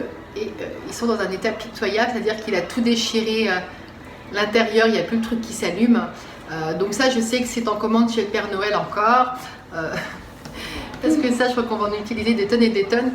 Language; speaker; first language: French; native; French